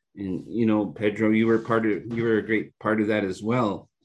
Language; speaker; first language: English; native; English